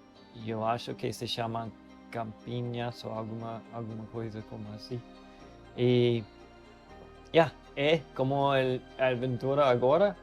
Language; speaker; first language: Portuguese; non-native, learner; English